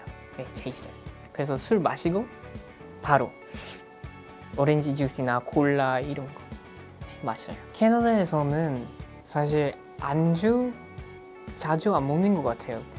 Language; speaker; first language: Korean; non-native, fluent; English